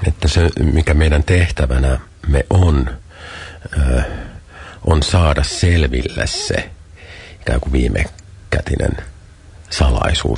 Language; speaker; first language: Finnish; native; Finnish